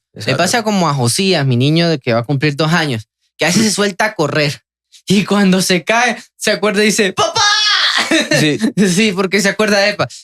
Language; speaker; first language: Spanish; native; Spanish